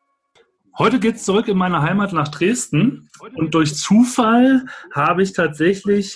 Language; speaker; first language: German; native; German